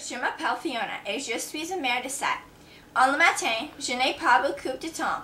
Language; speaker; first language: French; non-native, learner; English